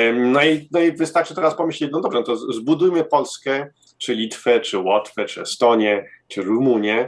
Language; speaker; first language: Polish; early bilingual, heritage; Polish